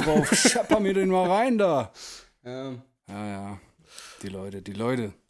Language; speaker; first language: German; native; German